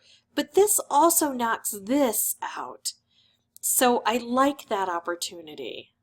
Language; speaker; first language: English; native; English